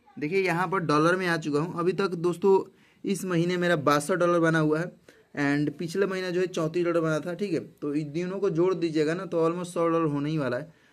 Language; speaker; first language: Hindi; native; Hindi